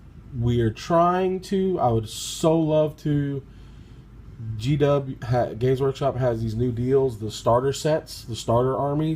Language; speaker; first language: English; native; English